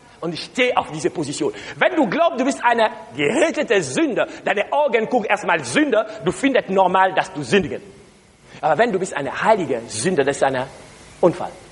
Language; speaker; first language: German; non-native, learner; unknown